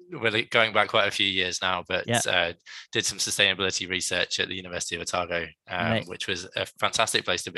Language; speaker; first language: English; native; English